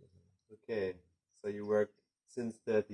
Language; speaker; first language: English; non-native, fluent; German